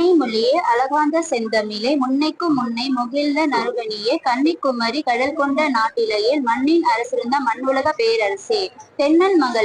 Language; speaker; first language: Tamil; non-native, local second language; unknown